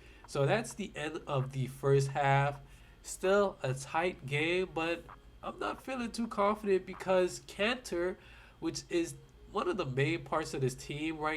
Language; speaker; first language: English; native; English